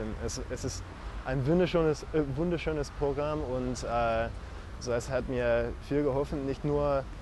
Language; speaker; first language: German; non-native, fluent; English